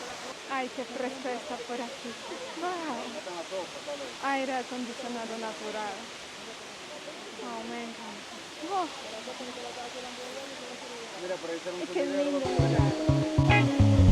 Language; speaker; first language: Spanish; non-native, learner; Polish